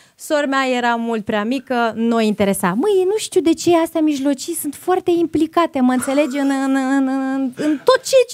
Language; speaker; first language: Romanian; non-native, fluent; Russian